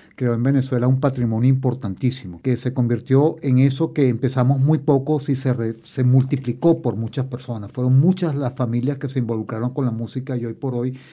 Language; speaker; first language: Spanish; native; Spanish